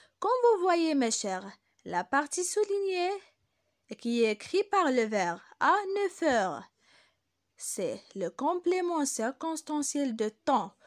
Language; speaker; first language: French; non-native, local second language; Arabic